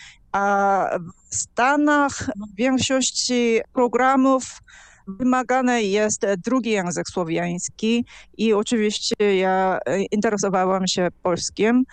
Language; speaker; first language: Polish; non-native, fluent; Korean